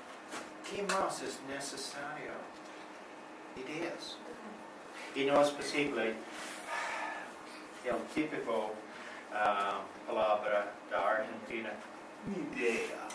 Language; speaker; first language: Spanish; non-native, learner; English